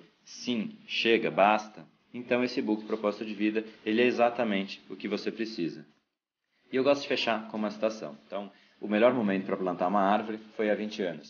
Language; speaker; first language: Portuguese; native; Portuguese